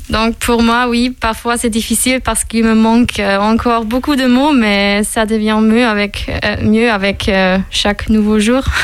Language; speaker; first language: French; non-native, fluent; German